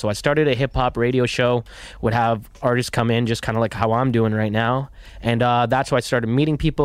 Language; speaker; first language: English; native; English